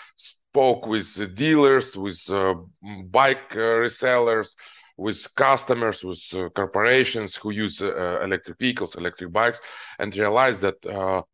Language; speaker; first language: English; non-native, fluent; Russian